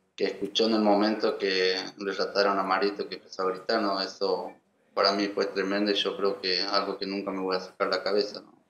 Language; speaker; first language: Spanish; native; Spanish